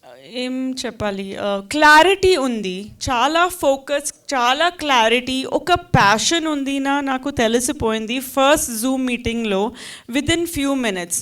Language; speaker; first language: Telugu; non-native, fluent; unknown